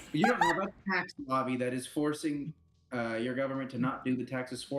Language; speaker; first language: English; native; English